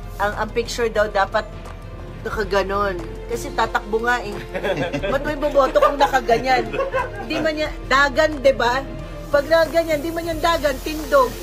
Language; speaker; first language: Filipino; non-native, local second language; Cebuano